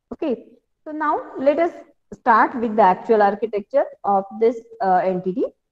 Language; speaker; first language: English; non-native, local second language; Marathi